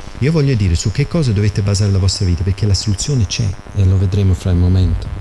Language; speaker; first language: Italian; non-native, fluent; English